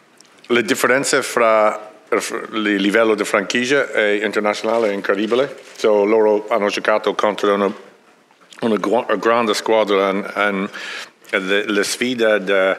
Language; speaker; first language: Italian; non-native, learner; English